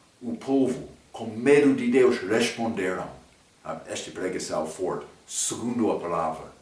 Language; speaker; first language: Portuguese; non-native, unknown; English